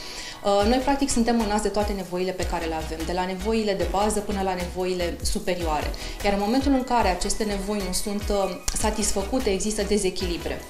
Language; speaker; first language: Romanian; native; Romanian